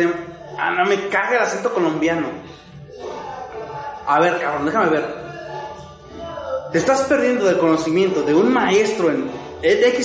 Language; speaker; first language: Spanish; native; Spanish